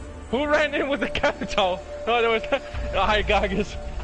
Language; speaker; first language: English; non-native, fluent; Danish